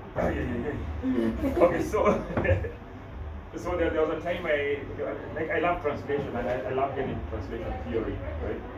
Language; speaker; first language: English; non-native, local second language; Kikuyu